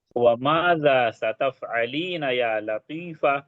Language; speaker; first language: Arabic; non-native, fluent; Urdu